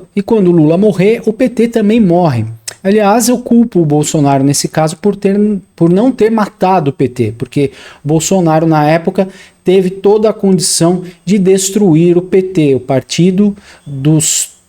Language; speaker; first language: Portuguese; native; Portuguese